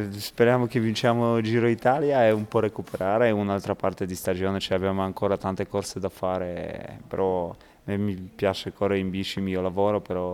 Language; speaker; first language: Italian; non-native, fluent; Polish